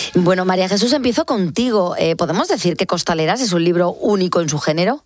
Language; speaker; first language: Spanish; native; Spanish